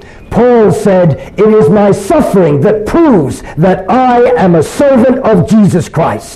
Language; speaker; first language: English; early bilingual, other home language; Chinese